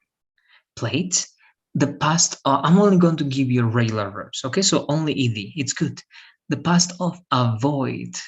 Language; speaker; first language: English; non-native, fluent; Spanish